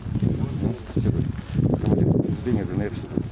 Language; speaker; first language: Russian; native; Russian